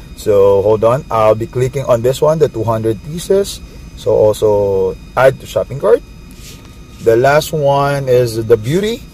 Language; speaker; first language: English; non-native, local second language; Filipino